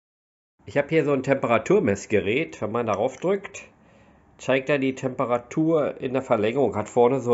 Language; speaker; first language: German; native; German